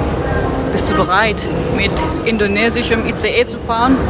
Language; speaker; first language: German; non-native, learner; Indonesian